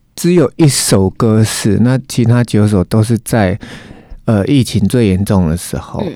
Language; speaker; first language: Chinese; non-native, local second language; Min Nan Chinese